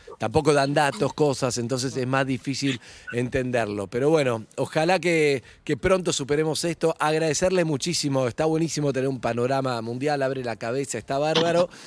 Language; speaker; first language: Spanish; native; Spanish